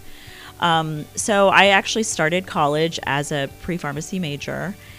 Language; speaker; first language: English; early bilingual, other home language; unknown